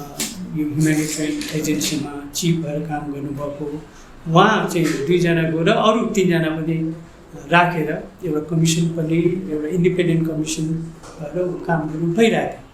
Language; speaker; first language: Nepali; native; Nepali